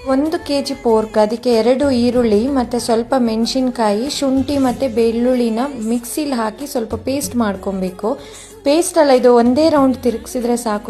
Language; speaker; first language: Kannada; non-native, local second language; Kodava